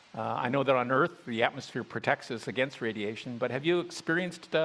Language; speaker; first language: English; native; English